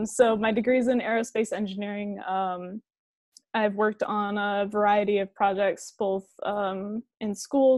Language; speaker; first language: English; native; English